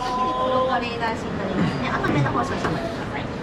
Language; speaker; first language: Japanese; native; Japanese